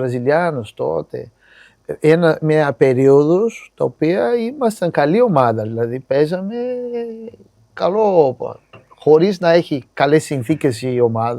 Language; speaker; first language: Greek; non-native, fluent; Portuguese